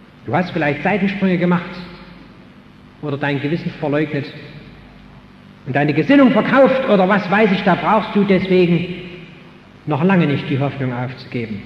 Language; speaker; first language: German; native; German